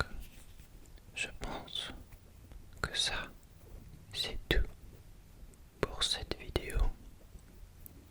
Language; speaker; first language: French; non-native, fluent; English